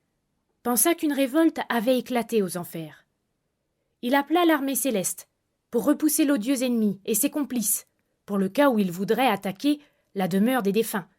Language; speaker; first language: French; native; French